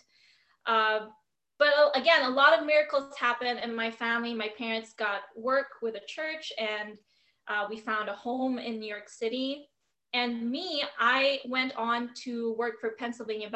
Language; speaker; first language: English; non-native, local second language; Filipino